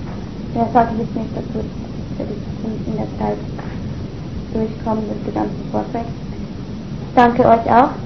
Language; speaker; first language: German; native; German